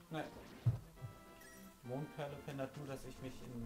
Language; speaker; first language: German; native; German